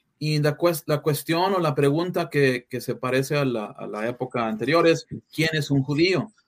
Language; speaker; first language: Spanish; early bilingual, heritage; English